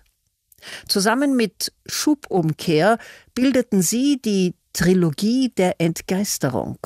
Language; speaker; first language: German; native; German